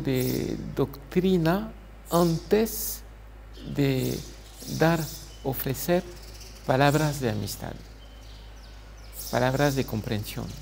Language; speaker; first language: Spanish; non-native, fluent; French